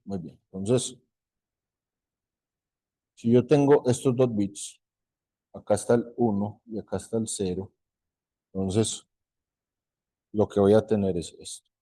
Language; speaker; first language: Spanish; native; Spanish